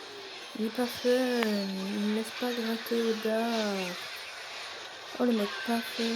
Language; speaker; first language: French; native; French